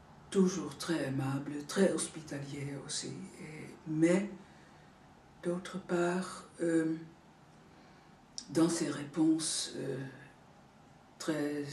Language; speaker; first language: French; non-native, fluent; Dutch